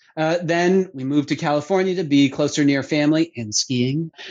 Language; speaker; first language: English; native; English